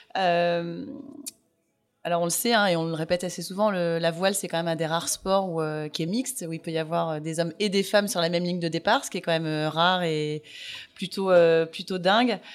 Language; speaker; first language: French; native; French